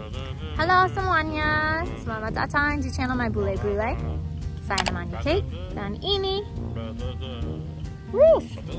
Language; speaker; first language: Indonesian; non-native, learner; English